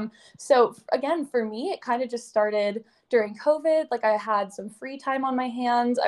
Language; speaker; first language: English; native; English